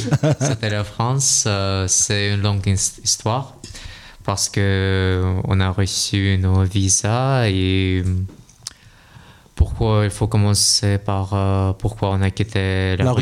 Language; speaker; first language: French; non-native, learner; Russian